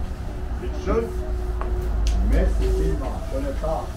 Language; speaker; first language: German; non-native, learner; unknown